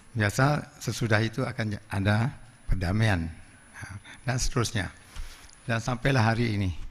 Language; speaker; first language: Indonesian; non-native, local second language; Achinese